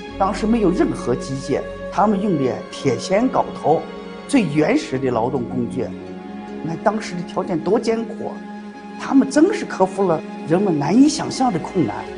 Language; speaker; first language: Chinese; native; Chinese